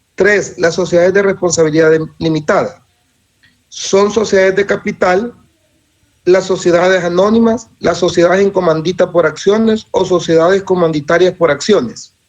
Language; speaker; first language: Spanish; native; Spanish